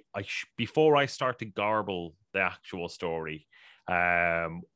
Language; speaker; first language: English; native; English